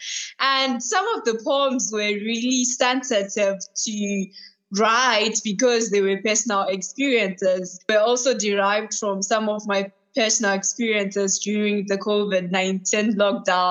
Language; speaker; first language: English; non-native, local second language; Shona